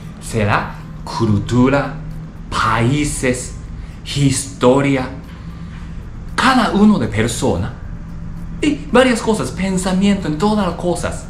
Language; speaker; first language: Spanish; non-native, learner; Japanese